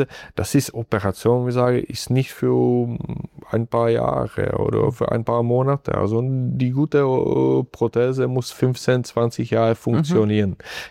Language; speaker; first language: German; non-native, fluent; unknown